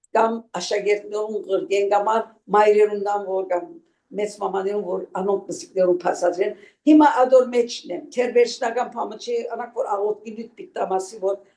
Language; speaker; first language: Armenian; native; Armenian